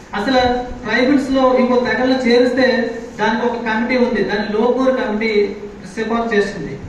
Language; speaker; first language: Telugu; non-native, local second language; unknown